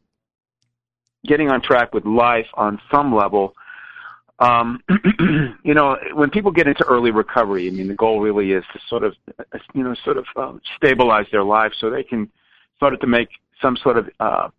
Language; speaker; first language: English; native; English